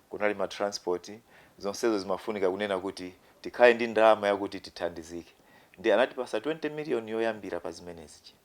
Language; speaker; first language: Nyanja; non-native, local second language; Tumbuka